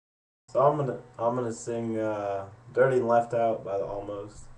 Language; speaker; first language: English; native; English